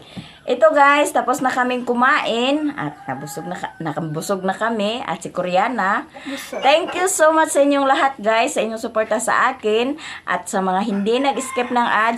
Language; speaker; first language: Filipino; non-native, local second language; Cebuano